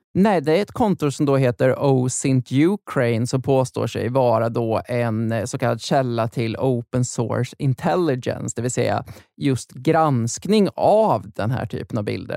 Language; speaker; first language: Swedish; native; Swedish